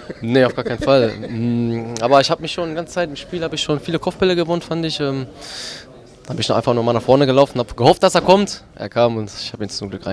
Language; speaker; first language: German; native; German